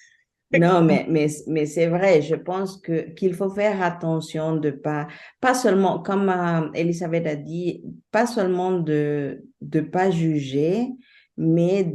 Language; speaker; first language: French; non-native, fluent; Spanish